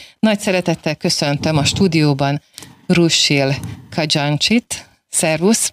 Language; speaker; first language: Hungarian; native; Hungarian